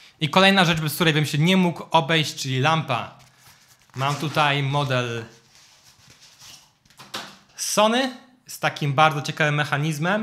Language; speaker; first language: Polish; native; Polish